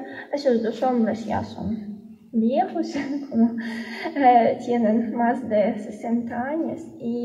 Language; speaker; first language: Spanish; non-native, fluent; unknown